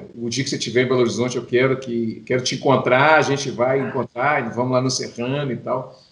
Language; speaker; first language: Portuguese; native; Portuguese